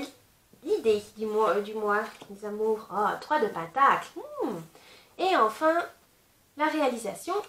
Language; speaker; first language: French; native; French